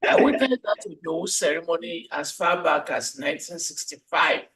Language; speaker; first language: English; non-native, local second language; Yoruba